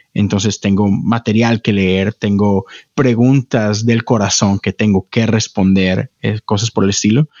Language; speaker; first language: Spanish; native; Spanish